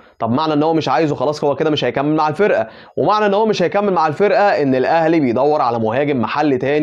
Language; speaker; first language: Arabic; native; Arabic